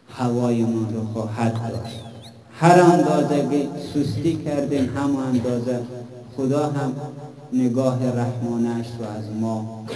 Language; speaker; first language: Persian; native; Persian